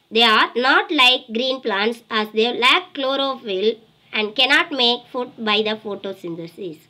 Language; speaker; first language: English; non-native, local second language; Tamil